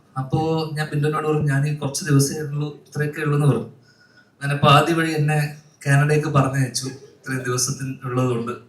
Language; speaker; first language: Malayalam; native; Malayalam